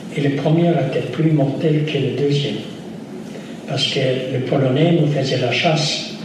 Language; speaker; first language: French; non-native, fluent; Yiddish